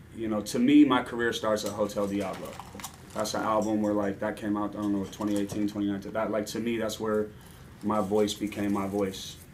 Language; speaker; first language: English; native; English